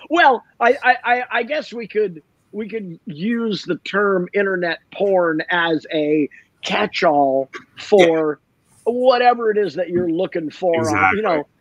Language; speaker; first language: English; native; English